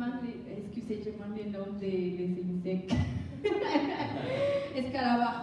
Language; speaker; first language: French; non-native, learner; Spanish